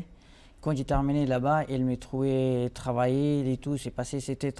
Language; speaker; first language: French; non-native, learner; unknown